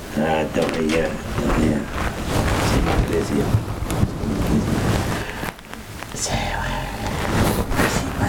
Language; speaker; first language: French; non-native, learner; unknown